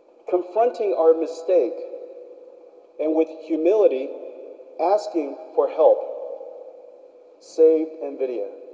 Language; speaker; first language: English; early bilingual, other home language; Min Nan Chinese